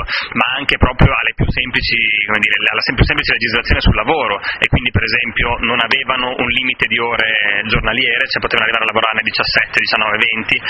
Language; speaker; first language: Italian; native; Italian